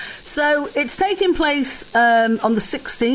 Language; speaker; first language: English; native; English